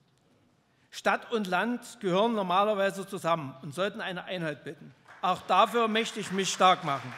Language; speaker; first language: German; native; German